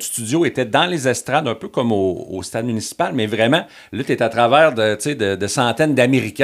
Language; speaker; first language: French; native; French